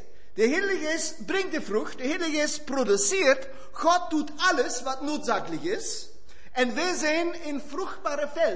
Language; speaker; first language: Dutch; non-native, fluent; German